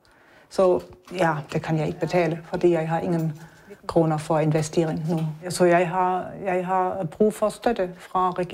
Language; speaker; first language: Danish; non-native, learner; German